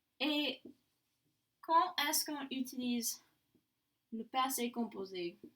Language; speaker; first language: French; non-native, fluent; English